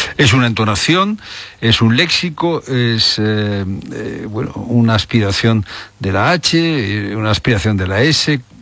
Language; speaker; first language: Spanish; native; Spanish